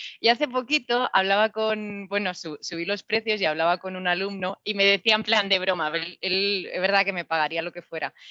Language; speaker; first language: Spanish; native; Spanish